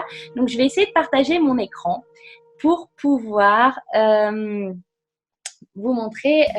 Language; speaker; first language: French; native; French